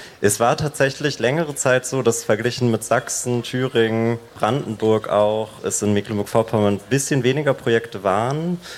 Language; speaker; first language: German; native; German